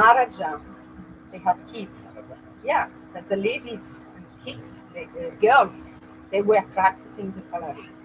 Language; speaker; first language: English; non-native, learner; French